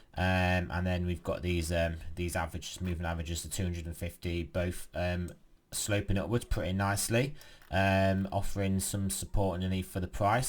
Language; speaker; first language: English; native; English